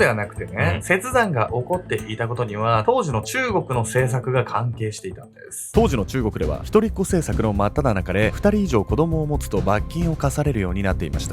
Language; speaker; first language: Japanese; native; Japanese